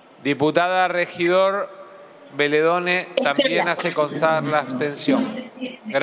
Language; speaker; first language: Spanish; native; Spanish